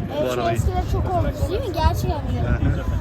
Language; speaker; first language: Turkish; early bilingual, heritage; Turkish